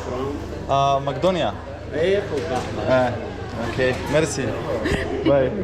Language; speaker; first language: English; non-native, fluent; Macedonian